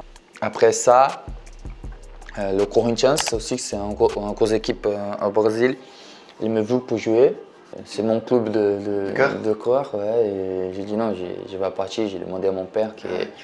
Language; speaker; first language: French; non-native, learner; Portuguese